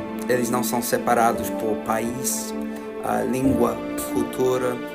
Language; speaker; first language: Portuguese; non-native, fluent; English